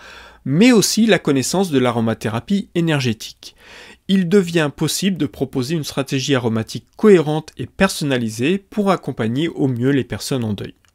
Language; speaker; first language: French; native; French